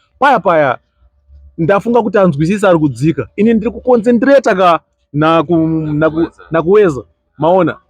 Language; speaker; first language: Shona; non-native, local second language; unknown